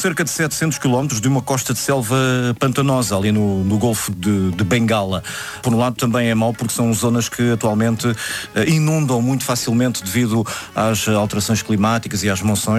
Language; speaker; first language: Portuguese; native; Portuguese